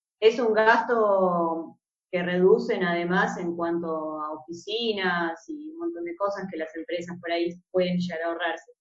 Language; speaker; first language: Spanish; native; Spanish